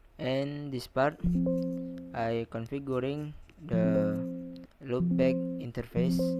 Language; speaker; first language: English; non-native, learner; Indonesian